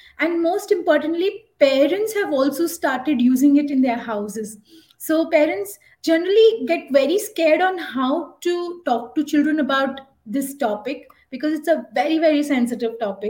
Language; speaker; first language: English; non-native, local second language; Hindi